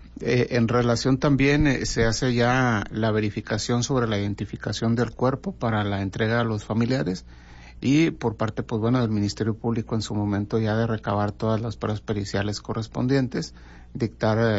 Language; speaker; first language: Spanish; native; Spanish